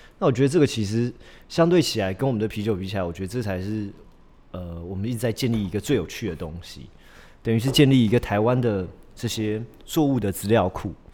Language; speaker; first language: Chinese; early bilingual, heritage; Chinese